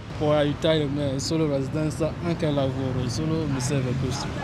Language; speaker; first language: Italian; non-native, learner; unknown